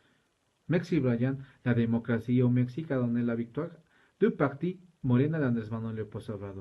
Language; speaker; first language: French; non-native, learner; Spanish